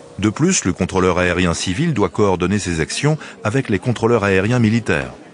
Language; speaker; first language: French; native; French